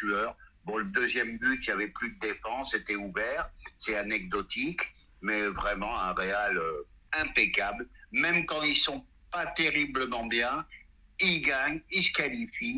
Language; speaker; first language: French; native; French